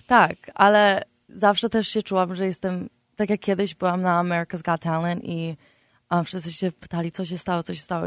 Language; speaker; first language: Polish; early bilingual, heritage; Polish